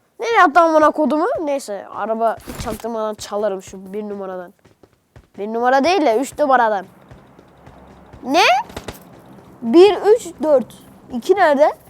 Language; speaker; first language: Turkish; native; Turkish